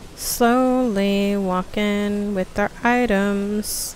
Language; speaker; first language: English; native; English